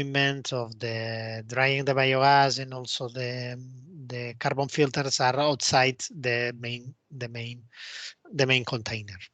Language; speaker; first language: English; non-native, fluent; Spanish